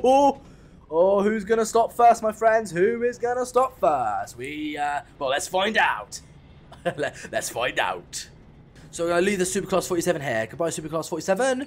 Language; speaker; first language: English; native; English